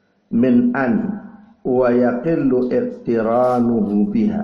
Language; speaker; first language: Arabic; non-native, fluent; Indonesian